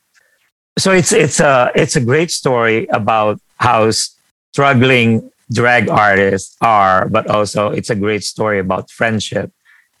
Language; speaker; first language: English; non-native, local second language; Filipino